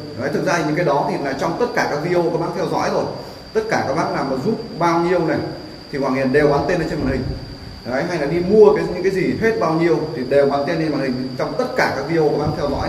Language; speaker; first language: Vietnamese; native; Vietnamese